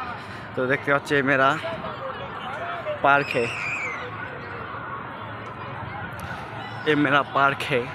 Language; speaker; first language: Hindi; non-native, learner; Bangla